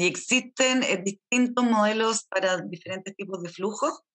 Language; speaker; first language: Spanish; native; Spanish